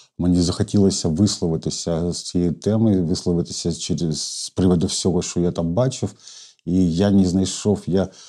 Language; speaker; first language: Ukrainian; non-native, local second language; Russian